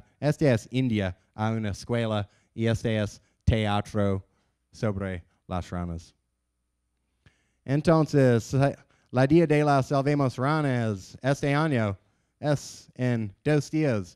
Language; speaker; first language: Spanish; non-native, learner; English